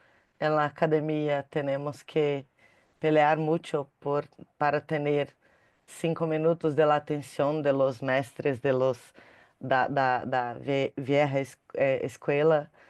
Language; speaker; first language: Spanish; non-native, learner; Portuguese